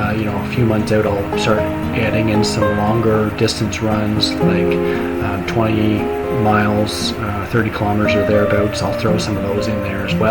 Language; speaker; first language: English; native; English